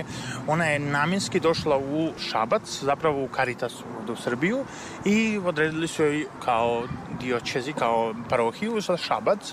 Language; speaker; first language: Serbian; native; Serbian